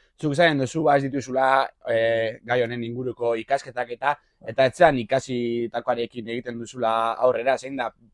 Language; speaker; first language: Basque; native; Basque